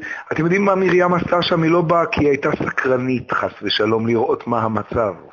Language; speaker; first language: Hebrew; native; Hebrew